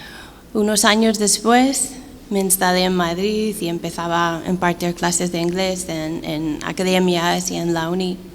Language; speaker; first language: Spanish; non-native, fluent; English